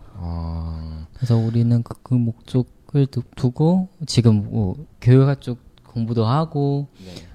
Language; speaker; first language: Korean; non-native, fluent; Chinese